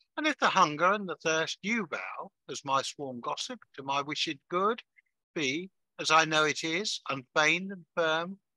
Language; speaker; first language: English; native; English